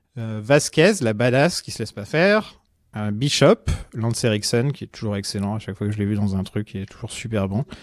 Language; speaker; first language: French; native; French